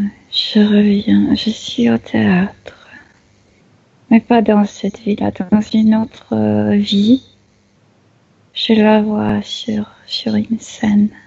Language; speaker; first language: French; non-native, fluent; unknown